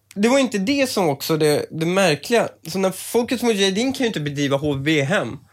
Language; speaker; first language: Swedish; early bilingual, other home language; Persian